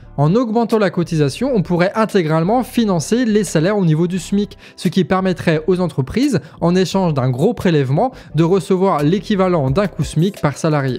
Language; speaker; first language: French; native; French